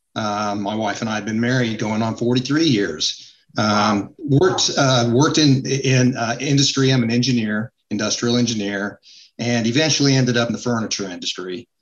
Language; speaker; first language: English; native; English